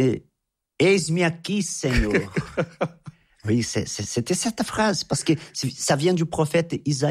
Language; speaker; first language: French; non-native, fluent; Portuguese